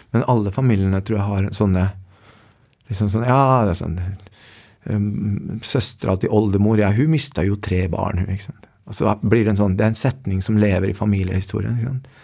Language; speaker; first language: Norwegian; early bilingual, other home language; Spanish